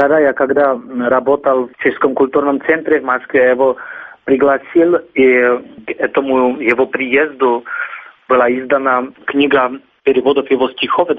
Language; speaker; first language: Russian; non-native, fluent; Czech